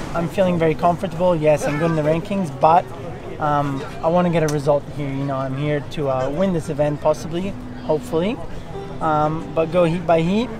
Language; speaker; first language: English; non-native, fluent; Italian